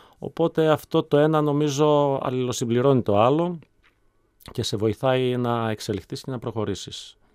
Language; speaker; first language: Greek; early bilingual, heritage; Greek